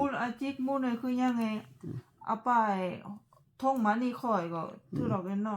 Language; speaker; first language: Korean; non-native, learner; Lao